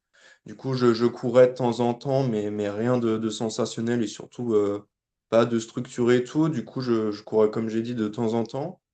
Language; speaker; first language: French; native; French